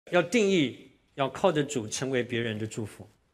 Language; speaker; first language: Chinese; native; Chinese